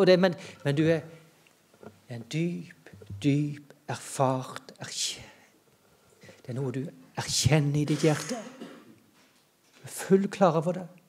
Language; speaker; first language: Norwegian; native; Norwegian